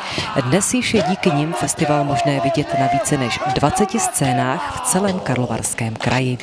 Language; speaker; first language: Czech; native; Czech